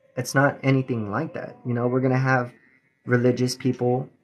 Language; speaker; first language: English; native; English